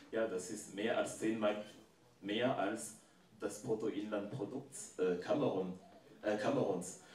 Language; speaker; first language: German; non-native, fluent; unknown